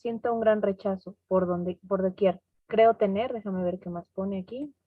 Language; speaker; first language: Spanish; native; Spanish